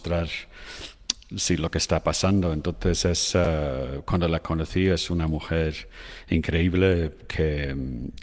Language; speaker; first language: Spanish; non-native, fluent; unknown